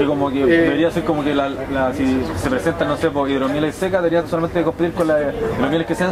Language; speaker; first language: Spanish; native; Spanish